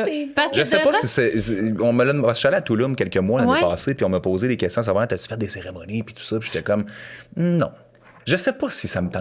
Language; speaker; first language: French; native; French